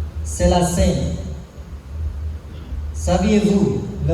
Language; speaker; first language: French; non-native, learner; Sinhala